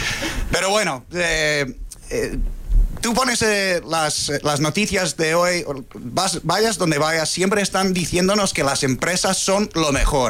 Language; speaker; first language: Spanish; non-native, fluent; English